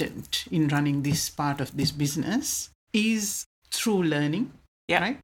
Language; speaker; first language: English; non-native, local second language; Sinhala